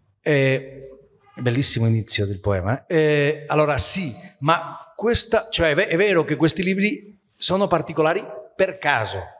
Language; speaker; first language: Italian; non-native, fluent; Spanish